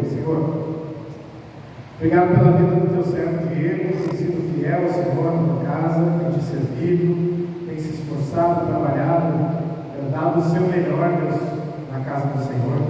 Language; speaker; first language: Portuguese; native; Portuguese